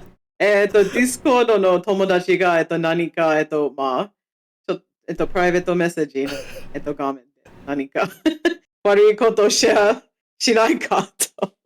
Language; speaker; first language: Japanese; non-native, fluent; English